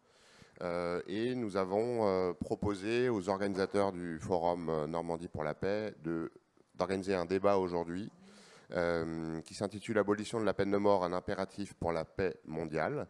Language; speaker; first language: French; native; French